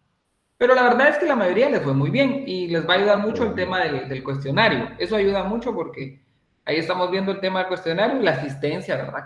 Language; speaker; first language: Spanish; native; Spanish